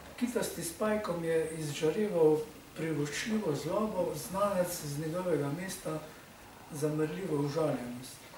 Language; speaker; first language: Slovenian; native; Slovenian